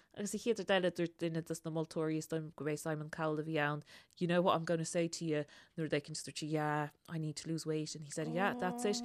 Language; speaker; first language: Irish; native; Irish